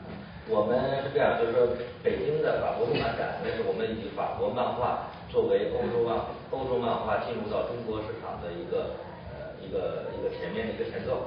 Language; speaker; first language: Chinese; native; Chinese